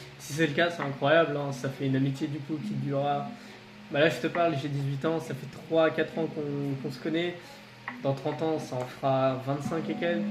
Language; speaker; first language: French; native; French